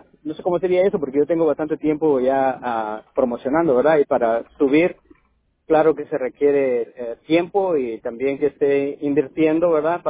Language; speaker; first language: Spanish; non-native, local second language; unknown